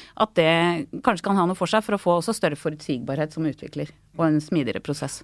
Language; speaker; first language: Norwegian; native; Norwegian